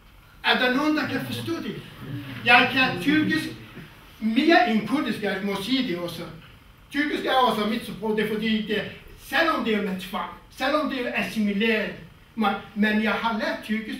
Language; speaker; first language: Danish; non-native, fluent; Kurdish